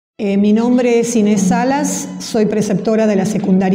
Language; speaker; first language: Spanish; native; Spanish